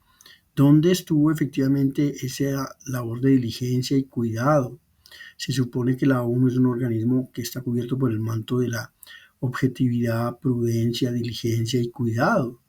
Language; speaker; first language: Spanish; native; Spanish